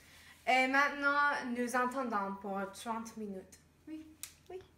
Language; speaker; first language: French; non-native, learner; English